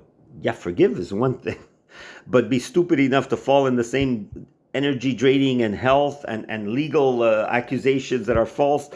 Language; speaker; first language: English; non-native, local second language; French